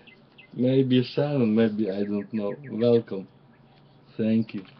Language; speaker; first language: English; non-native, learner; Russian